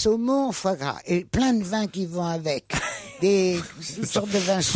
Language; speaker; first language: French; native; French